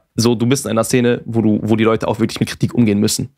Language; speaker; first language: German; native; German